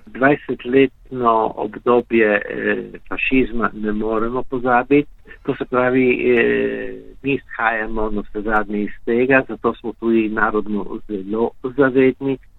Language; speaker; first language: Slovenian; native; Slovenian